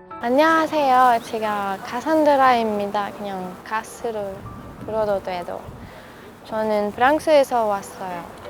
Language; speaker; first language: Korean; non-native, learner; French